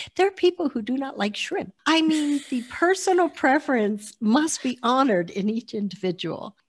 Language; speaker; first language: English; early bilingual, other home language; Italian